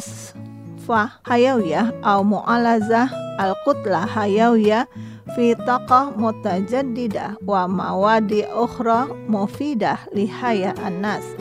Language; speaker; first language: Arabic; non-native, fluent; Indonesian